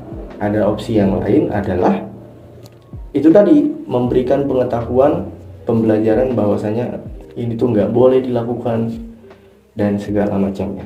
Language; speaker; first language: Indonesian; native; Indonesian